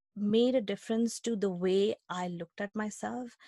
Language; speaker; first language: English; non-native, local second language; Hindi